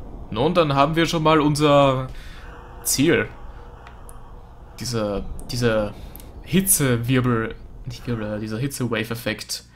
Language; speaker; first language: German; native; German